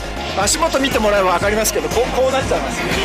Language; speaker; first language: Japanese; native; Japanese